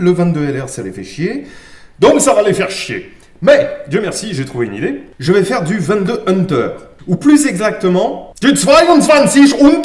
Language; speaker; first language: French; native; French